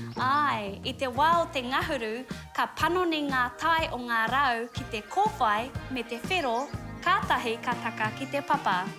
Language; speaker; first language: Māori; native; Māori